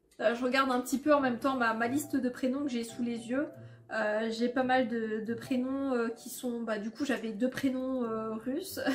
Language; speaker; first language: French; early bilingual, other home language; Polish